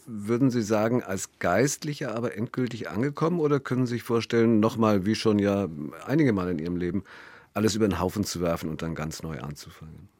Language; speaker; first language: German; native; German